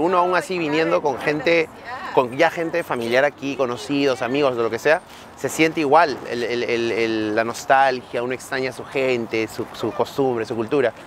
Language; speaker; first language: Spanish; native; Spanish